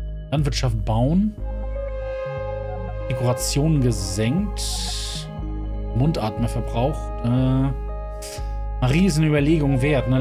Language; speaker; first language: German; native; German